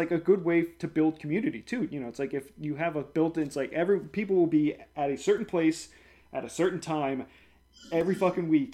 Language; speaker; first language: English; native; English